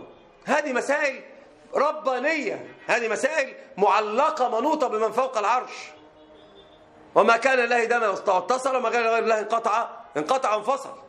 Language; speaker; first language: Arabic; native; Arabic